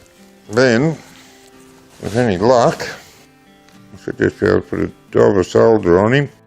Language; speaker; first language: English; native; English